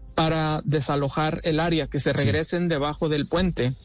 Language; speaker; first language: Spanish; early bilingual, heritage; Spanish